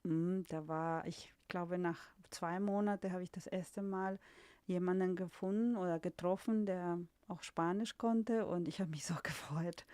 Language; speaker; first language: German; non-native, fluent; Spanish